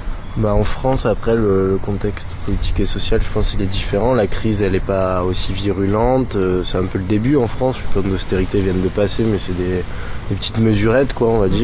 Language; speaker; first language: French; native; French